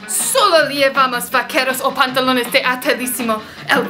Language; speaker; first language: Spanish; non-native, learner; English